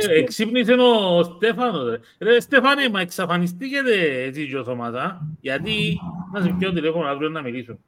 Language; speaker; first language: Greek; native; Greek